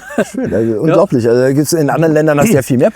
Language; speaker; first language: German; native; German